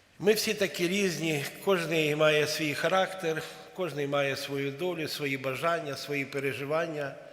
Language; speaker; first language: Ukrainian; non-native, local second language; Russian